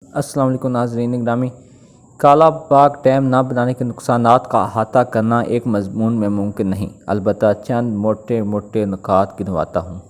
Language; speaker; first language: Urdu; non-native, local second language; Pashto